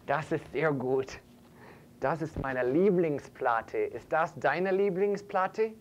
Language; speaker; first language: German; non-native, fluent; English